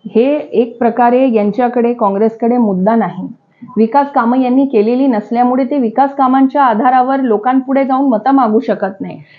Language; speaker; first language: Marathi; native; Marathi